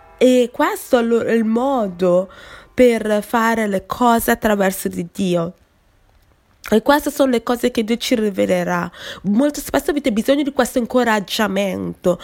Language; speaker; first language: Italian; non-native, fluent; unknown